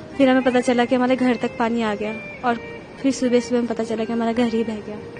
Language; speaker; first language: Hindi; native; Hindi